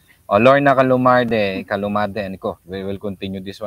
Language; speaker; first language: English; non-native, local second language; Filipino